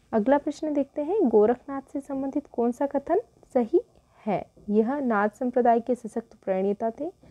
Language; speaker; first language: Hindi; native; Hindi